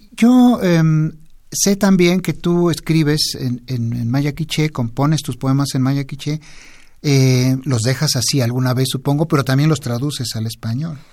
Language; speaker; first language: Spanish; native; Spanish